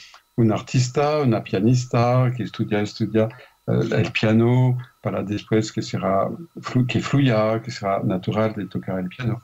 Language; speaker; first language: Spanish; non-native, fluent; French